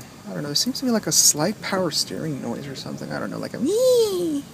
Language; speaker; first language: English; native; English